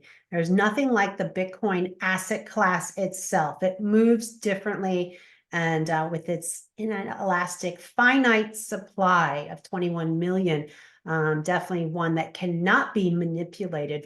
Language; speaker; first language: English; native; English